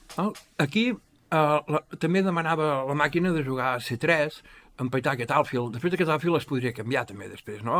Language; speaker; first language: Catalan; native; Catalan